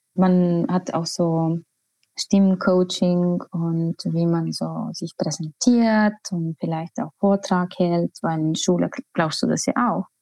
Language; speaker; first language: German; non-native, fluent; Estonian